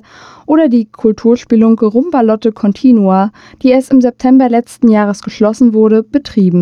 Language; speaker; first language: German; native; German